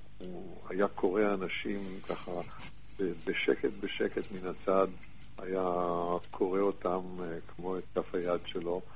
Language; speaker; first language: Hebrew; native; Hebrew